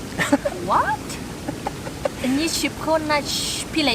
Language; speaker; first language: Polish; non-native, learner; Balinese